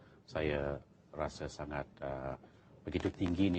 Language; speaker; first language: Malay; native; Malay